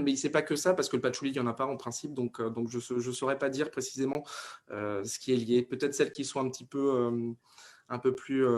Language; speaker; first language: French; native; French